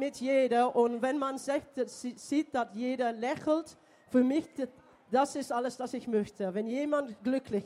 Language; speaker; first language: German; non-native, learner; English